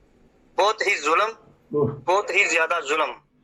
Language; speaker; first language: Hindi; non-native, local second language; Punjabi